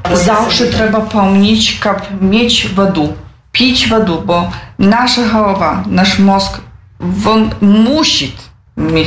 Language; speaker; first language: Polish; non-native, local second language; Belarusian